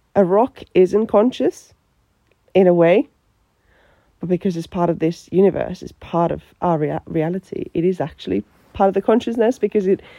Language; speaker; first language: English; non-native, fluent; Finnish